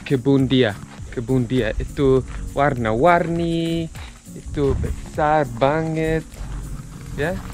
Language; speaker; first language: Indonesian; non-native, learner; English